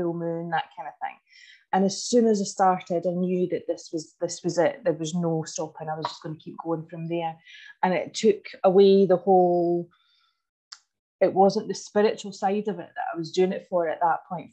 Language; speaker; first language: English; native; English